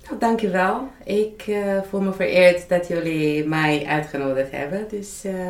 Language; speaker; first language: Dutch; non-native, fluent; Romanian